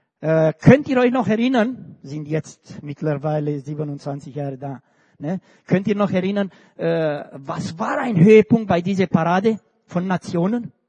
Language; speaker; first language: German; non-native, fluent; Romanian